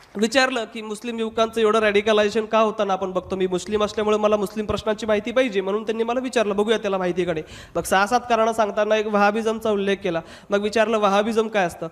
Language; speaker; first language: Marathi; non-native, local second language; Hindi